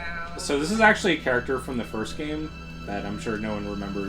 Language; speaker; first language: English; native; English